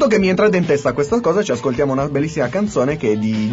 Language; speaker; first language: Italian; native; Italian